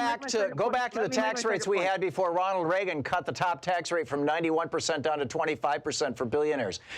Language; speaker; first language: English; native; English